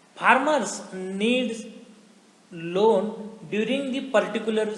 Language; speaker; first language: English; non-native, local second language; Marathi